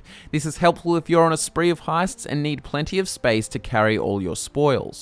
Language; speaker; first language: English; native; English